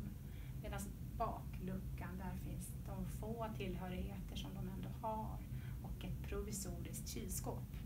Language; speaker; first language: Swedish; native; Swedish